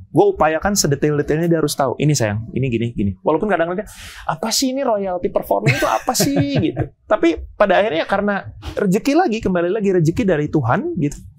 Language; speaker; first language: Indonesian; native; Indonesian